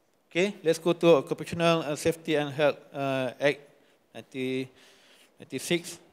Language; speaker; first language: English; non-native, local second language; Malay